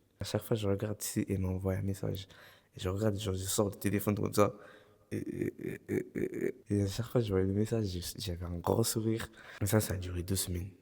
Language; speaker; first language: French; early bilingual, other home language; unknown